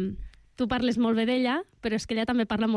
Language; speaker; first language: Catalan; native; Catalan